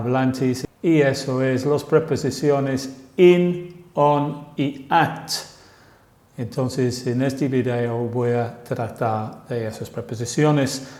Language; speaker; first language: Spanish; non-native, fluent; English